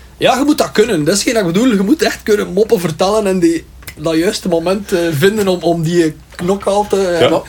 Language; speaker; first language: Dutch; native; Dutch